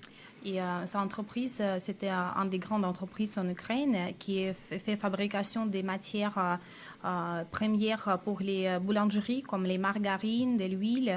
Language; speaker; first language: French; non-native, fluent; Russian